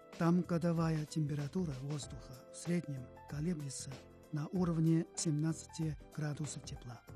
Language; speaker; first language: Russian; non-native, fluent; Chinese